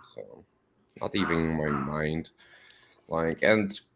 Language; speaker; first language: English; non-native, fluent; Portuguese